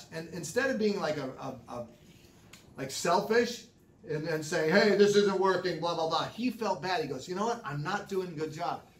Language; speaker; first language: English; native; English